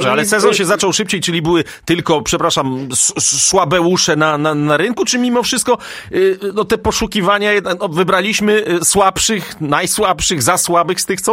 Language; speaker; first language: Polish; native; Polish